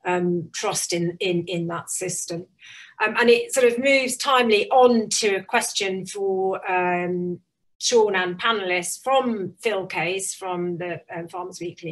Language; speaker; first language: English; native; English